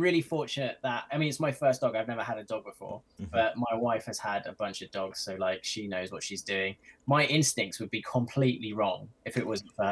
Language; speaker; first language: English; native; English